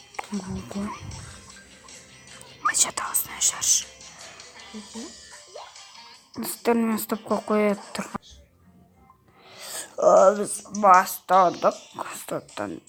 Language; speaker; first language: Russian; non-native, local second language; Kazakh